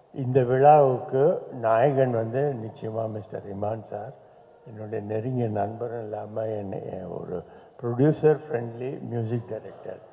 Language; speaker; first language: Tamil; native; Tamil